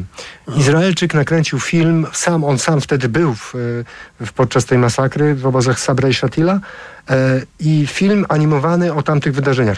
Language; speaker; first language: Polish; native; Polish